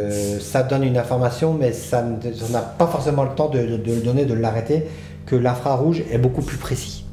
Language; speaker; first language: French; native; French